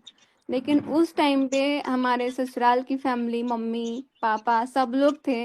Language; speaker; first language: Hindi; native; Hindi